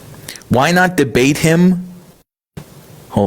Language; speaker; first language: English; native; English